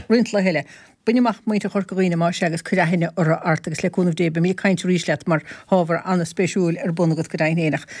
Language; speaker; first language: Irish; native; Irish